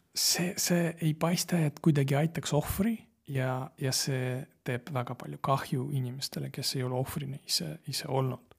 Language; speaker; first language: Estonian; non-native, local second language; Russian